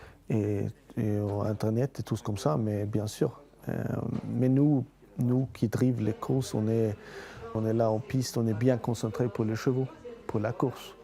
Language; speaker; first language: French; non-native, fluent; Swedish